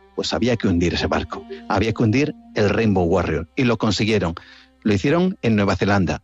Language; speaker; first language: Spanish; native; Spanish